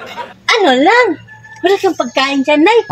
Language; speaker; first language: Filipino; non-native, local second language; Cebuano